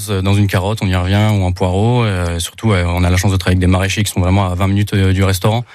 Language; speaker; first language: French; native; French